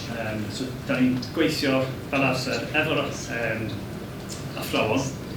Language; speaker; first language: Welsh; non-native, learner; English